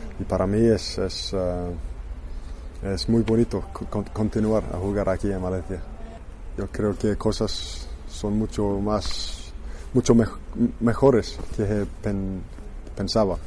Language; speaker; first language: Spanish; non-native, learner; Icelandic